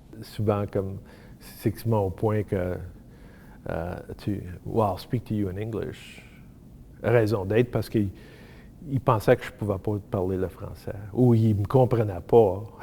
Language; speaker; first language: French; native; French